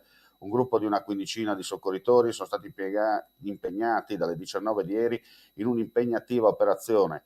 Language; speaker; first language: Italian; native; Italian